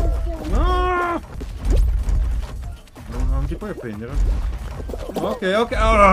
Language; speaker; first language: Italian; native; Italian